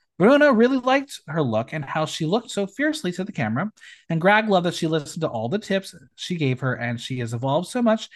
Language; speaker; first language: English; native; English